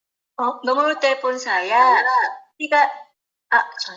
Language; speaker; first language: Indonesian; non-native, learner; Korean